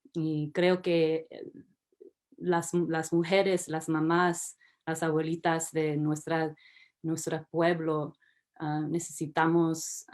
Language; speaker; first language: Spanish; early bilingual, heritage; English